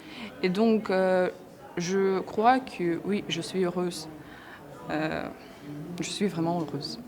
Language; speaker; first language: French; non-native, fluent; Ukrainian